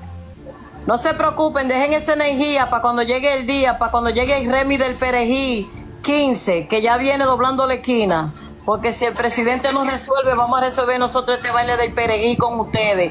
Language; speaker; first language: Spanish; native; Spanish